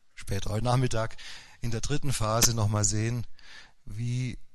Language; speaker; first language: German; native; German